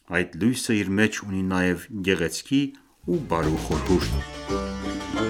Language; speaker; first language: Armenian; early bilingual, heritage; Armenian